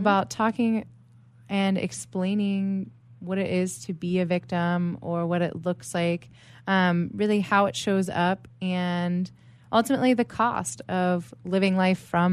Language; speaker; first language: English; native; English